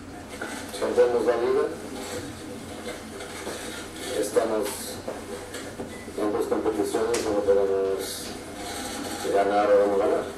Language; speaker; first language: Spanish; non-native, fluent; Portuguese